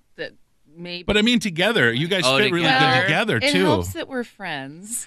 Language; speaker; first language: English; native; English